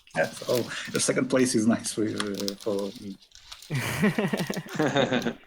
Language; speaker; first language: English; non-native, fluent; Russian